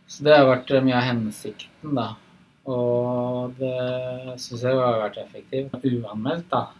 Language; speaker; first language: Norwegian; native; Norwegian